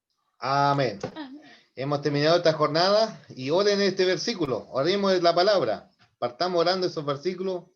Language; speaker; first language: Spanish; native; Spanish